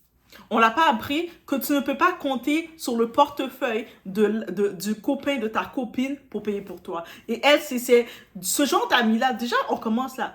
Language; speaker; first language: French; native; French